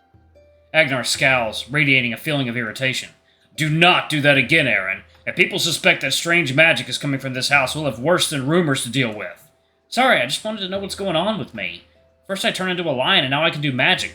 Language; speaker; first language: English; native; English